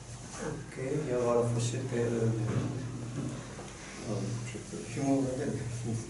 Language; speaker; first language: Swedish; non-native, learner; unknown